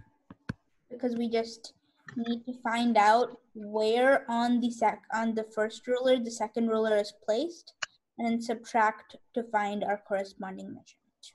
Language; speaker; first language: English; native; English